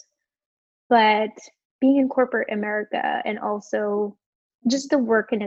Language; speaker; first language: English; non-native, local second language; Filipino